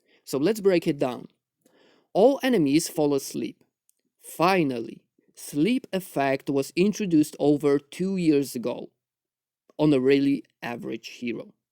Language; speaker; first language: English; non-native, fluent; Polish